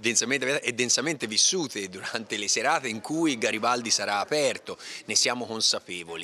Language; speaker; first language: Italian; native; Italian